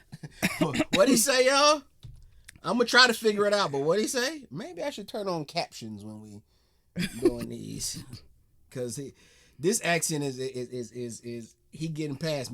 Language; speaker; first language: English; native; English